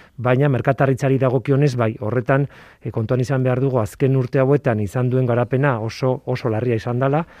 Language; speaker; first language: Basque; non-native, local second language; Spanish